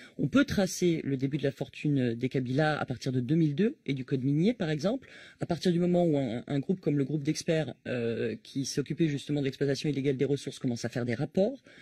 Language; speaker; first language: French; native; French